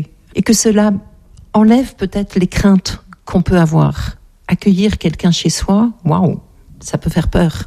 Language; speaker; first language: French; native; French